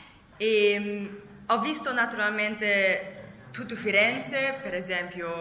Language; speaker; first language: Italian; non-native, learner; German